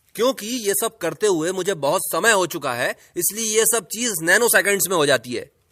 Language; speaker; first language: Hindi; native; Hindi